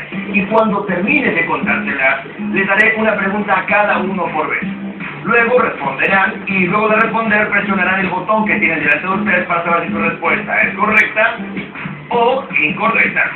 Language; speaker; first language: Spanish; native; Spanish